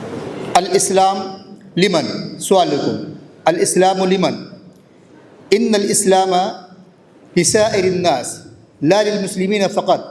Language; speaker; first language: Arabic; non-native, learner; Urdu